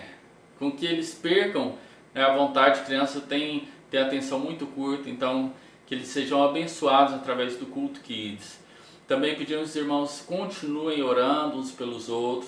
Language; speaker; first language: Portuguese; native; Portuguese